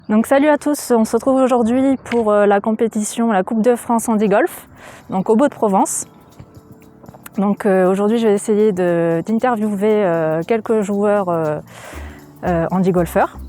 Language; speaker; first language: French; native; French